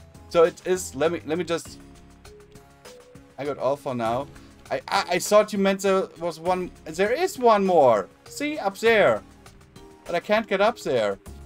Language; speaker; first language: English; non-native, fluent; German